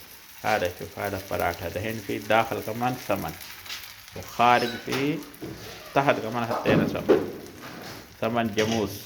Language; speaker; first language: Arabic; non-native, learner; Urdu